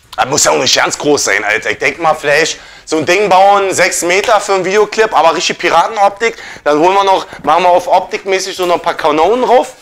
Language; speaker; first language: German; early bilingual, other home language; Turkish